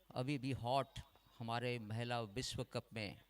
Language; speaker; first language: Hindi; non-native, local second language; Bangla